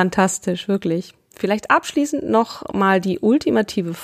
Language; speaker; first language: German; native; German